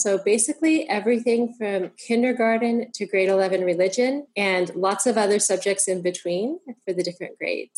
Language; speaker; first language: English; native; English